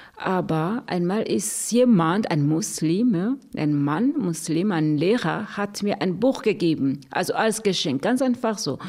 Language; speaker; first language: German; non-native, fluent; Rundi